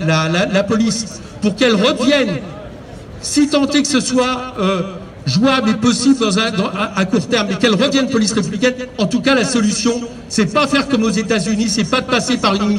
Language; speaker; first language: French; native; French